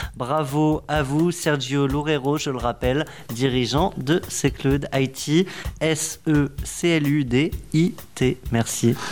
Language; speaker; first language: French; native; French